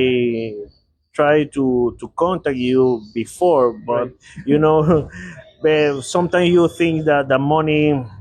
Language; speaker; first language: English; non-native, learner; Spanish